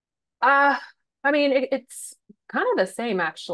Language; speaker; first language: English; native; English